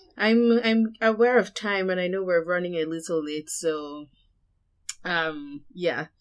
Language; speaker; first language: English; non-native, local second language; Yoruba